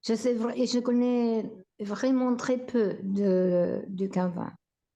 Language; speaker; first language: French; non-native, fluent; Spanish